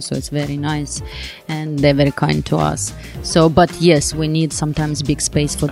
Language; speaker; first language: English; non-native, fluent; Russian